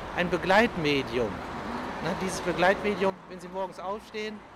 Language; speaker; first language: German; native; German